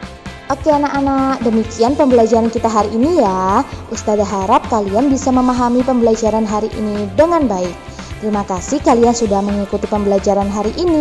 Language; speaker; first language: Indonesian; native; Indonesian